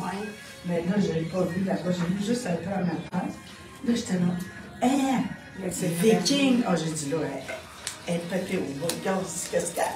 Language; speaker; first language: French; native; French